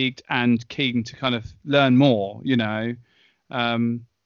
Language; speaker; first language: English; native; English